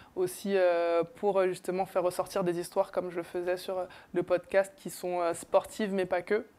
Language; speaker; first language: French; native; French